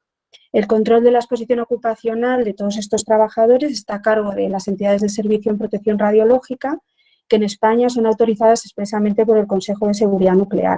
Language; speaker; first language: Spanish; native; Spanish